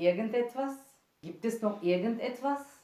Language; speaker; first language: German; non-native, fluent; Turkish